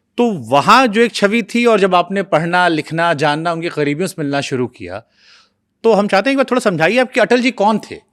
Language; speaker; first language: Hindi; native; Hindi